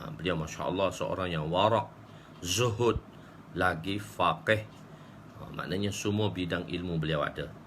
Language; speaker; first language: Malay; native; Malay